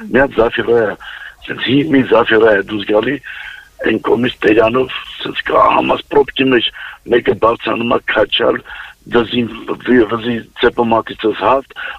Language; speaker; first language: Armenian; native; Armenian